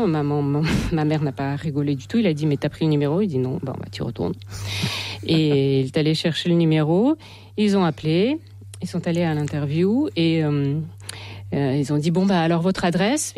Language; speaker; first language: French; non-native, fluent; Russian